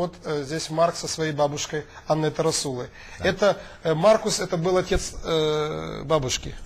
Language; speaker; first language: Russian; native; Russian